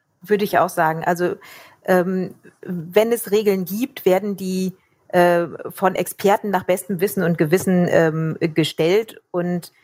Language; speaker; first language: German; native; German